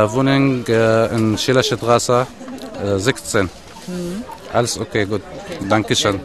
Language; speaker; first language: German; non-native, learner; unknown